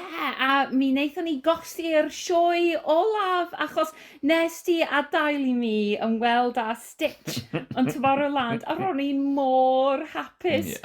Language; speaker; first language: Welsh; non-native, learner; English